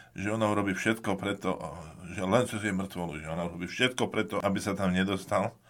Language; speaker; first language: Slovak; native; Slovak